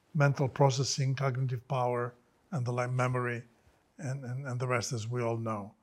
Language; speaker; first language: English; non-native, fluent; Greek